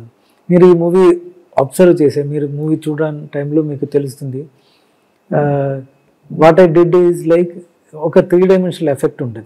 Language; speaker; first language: Telugu; non-native, learner; Malayalam